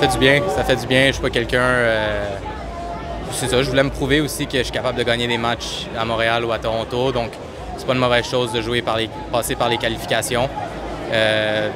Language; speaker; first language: French; native; French